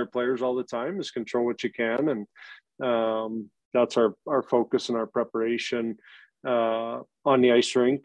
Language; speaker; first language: English; native; English